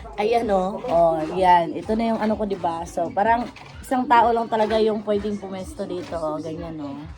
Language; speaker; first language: Filipino; non-native, local second language; Cebuano